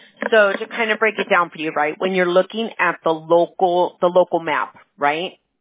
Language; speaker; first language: English; early bilingual, other home language; Spanish